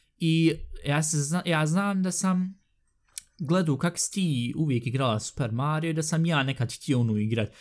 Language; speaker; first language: Bosnian; early bilingual, heritage; Bosnian